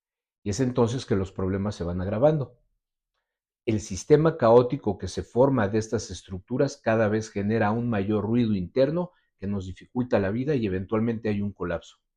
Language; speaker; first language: Spanish; native; Spanish